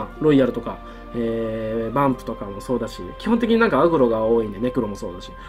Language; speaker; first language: Japanese; native; Japanese